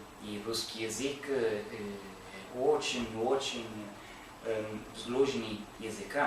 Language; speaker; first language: Russian; non-native, learner; Italian